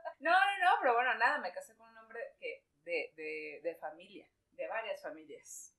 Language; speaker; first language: Spanish; native; Spanish